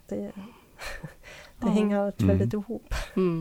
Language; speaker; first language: Swedish; non-native, fluent; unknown